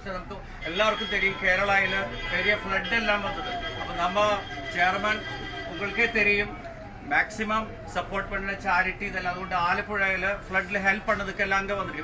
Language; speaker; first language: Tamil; non-native, learner; Malayalam